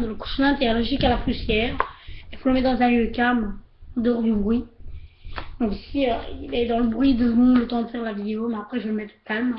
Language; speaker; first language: French; native; French